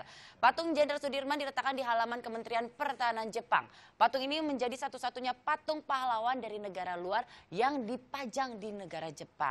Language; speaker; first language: Indonesian; native; Indonesian